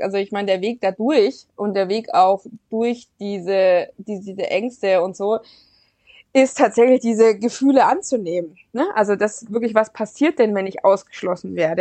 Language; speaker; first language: German; native; German